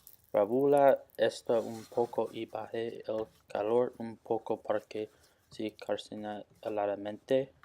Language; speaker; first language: Spanish; non-native, learner; English